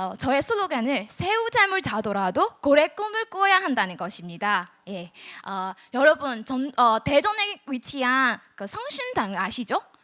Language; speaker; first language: Korean; non-native, fluent; Burmese